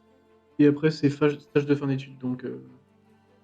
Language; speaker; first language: French; native; French